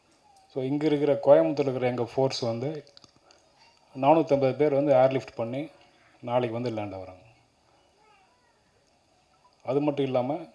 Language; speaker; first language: Tamil; native; Tamil